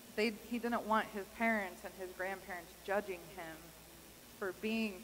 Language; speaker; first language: English; native; English